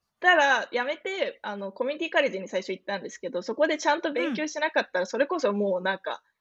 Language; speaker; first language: Japanese; native; Japanese